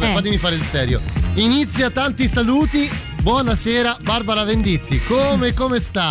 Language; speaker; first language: Italian; native; Italian